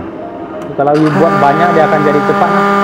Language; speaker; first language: Malay; native; Malay